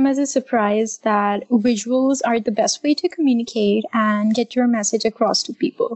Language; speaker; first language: English; non-native, local second language; Urdu